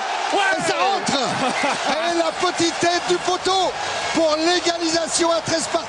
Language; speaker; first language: French; native; French